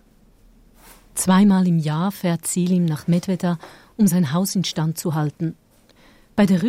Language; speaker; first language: German; native; German